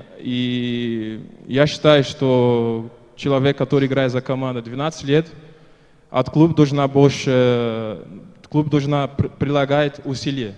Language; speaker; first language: Russian; non-native, fluent; Portuguese